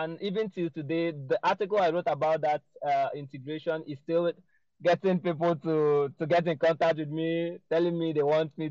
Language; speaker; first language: English; non-native, local second language; Igbo